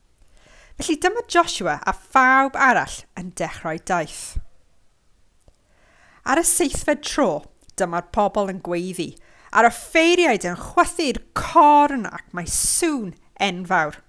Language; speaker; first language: Welsh; non-native, local second language; English